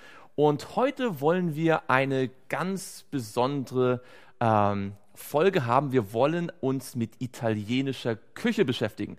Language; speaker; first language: German; native; German